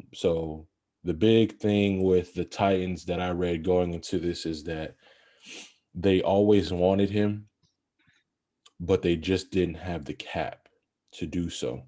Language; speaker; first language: English; native; English